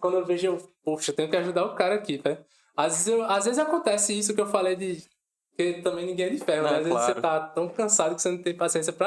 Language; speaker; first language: Portuguese; native; Portuguese